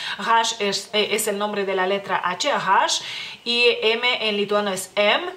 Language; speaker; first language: Spanish; non-native, fluent; Lithuanian